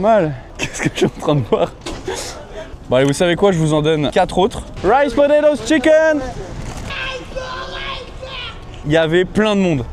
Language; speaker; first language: French; native; French